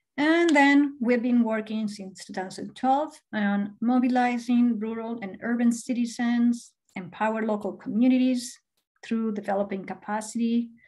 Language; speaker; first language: English; non-native, fluent; Spanish